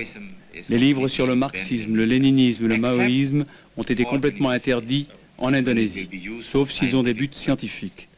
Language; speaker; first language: French; native; French